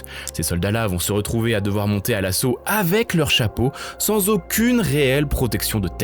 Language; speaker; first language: French; native; French